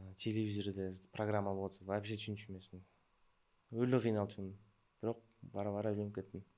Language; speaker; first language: Kyrgyz; early bilingual, other home language; Russian